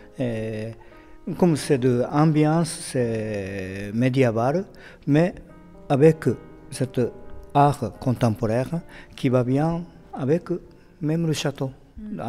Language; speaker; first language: French; non-native, fluent; Japanese